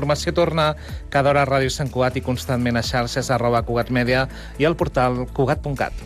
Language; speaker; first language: Catalan; native; Catalan